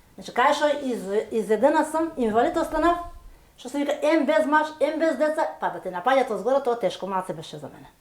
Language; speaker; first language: Macedonian; non-native, local second language; Turkish